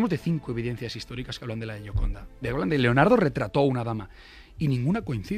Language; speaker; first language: Spanish; native; Spanish